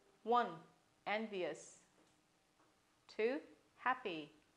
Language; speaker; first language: English; non-native, fluent; Vietnamese